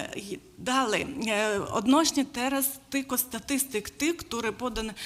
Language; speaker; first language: Polish; non-native, learner; Ukrainian